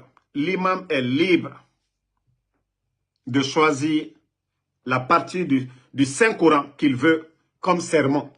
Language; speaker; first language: French; non-native, local second language; Mandingo